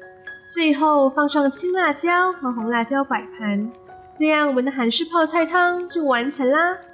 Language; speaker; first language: Chinese; native; Chinese